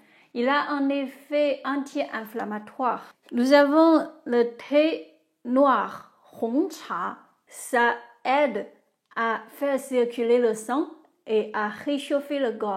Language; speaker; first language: French; non-native, fluent; Chinese